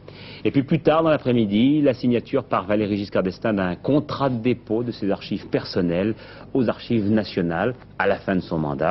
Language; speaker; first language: French; native; French